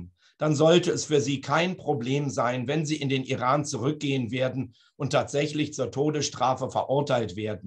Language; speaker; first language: German; native; German